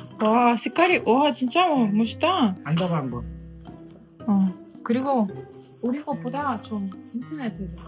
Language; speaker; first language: Korean; non-native, learner; Ukrainian